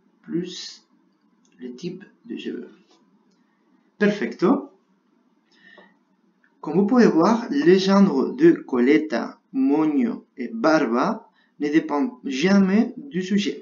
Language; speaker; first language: French; non-native, fluent; Spanish